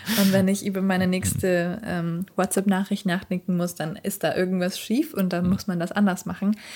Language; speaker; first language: German; early bilingual, other home language; Kurdish